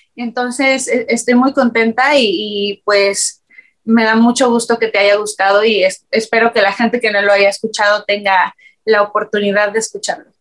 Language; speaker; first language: Spanish; native; Spanish